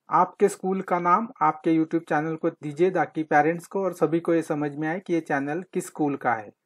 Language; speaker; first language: Hindi; non-native, local second language; Marathi